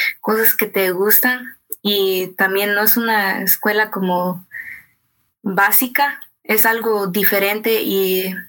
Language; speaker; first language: Spanish; early bilingual, heritage; Spanish